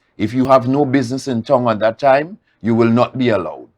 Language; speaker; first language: English; native; English